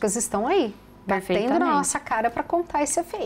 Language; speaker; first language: Portuguese; native; Portuguese